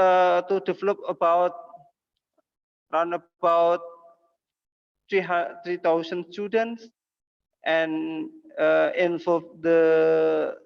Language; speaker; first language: English; non-native, learner; Indonesian